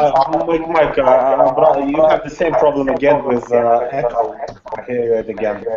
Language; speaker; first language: English; non-native, learner; Russian